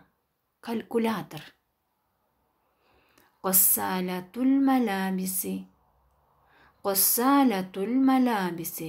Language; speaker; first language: Arabic; non-native, fluent; Kyrgyz